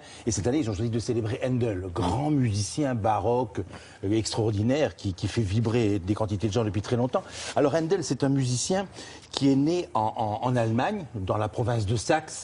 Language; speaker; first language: French; native; French